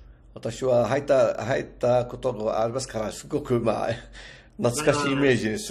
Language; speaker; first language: Japanese; non-native, fluent; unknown